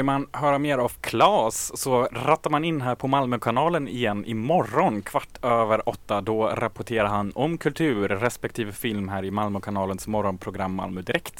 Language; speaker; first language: Swedish; native; Swedish